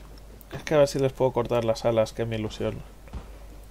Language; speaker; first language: Spanish; native; Spanish